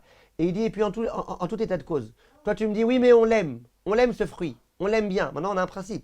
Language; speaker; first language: French; native; French